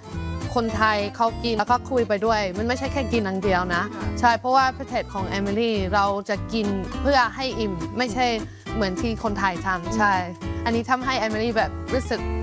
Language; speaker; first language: Thai; non-native, fluent; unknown